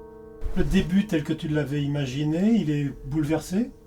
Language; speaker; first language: French; native; French